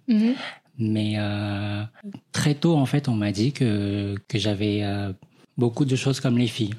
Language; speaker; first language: French; early bilingual, other home language; Vietnamese